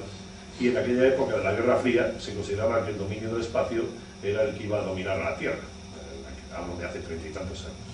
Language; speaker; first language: Spanish; native; Spanish